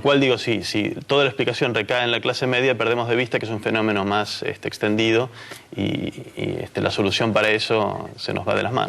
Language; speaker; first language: Spanish; native; Spanish